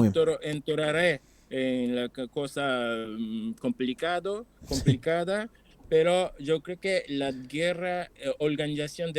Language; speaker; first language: Spanish; non-native, fluent; Japanese